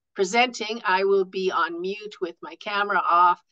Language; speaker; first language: English; native; English